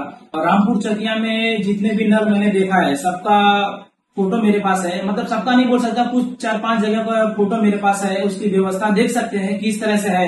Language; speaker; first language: Hindi; native; Hindi